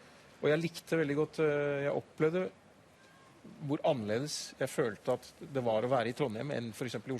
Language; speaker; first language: Norwegian; native; Norwegian